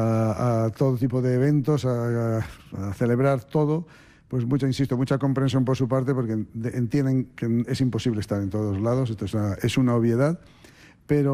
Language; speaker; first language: Spanish; native; Spanish